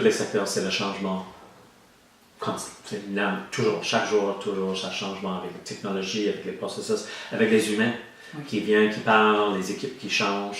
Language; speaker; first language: French; non-native, learner; English